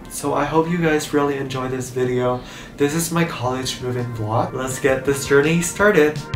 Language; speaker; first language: English; non-native, fluent; Vietnamese